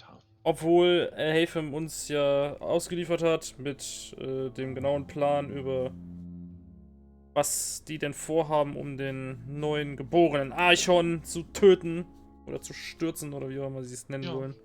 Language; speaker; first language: German; native; German